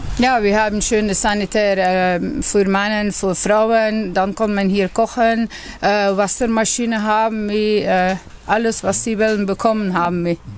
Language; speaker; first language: German; non-native, learner; Dutch